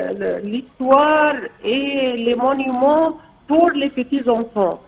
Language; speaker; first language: French; non-native, fluent; Arabic